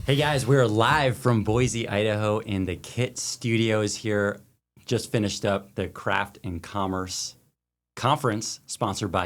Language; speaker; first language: English; native; English